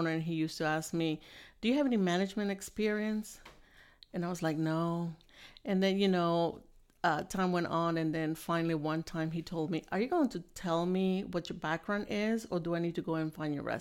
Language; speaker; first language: English; non-native, fluent; Spanish